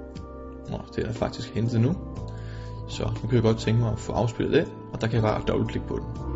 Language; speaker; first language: Danish; native; Danish